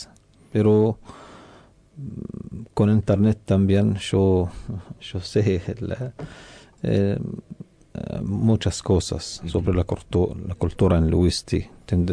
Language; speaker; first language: Spanish; non-native, local second language; Arabic